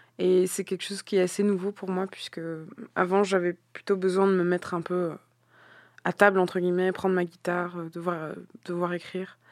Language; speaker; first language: French; native; French